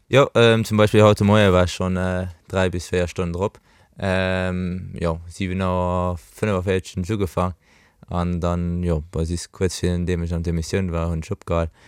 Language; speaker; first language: Luxembourgish; early bilingual, other home language; Portuguese